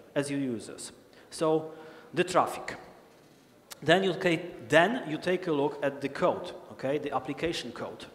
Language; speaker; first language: English; non-native, fluent; Polish